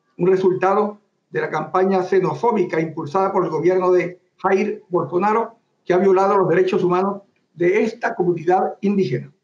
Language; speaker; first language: Spanish; native; Spanish